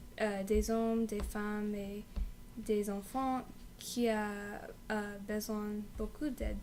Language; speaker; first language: French; non-native, learner; English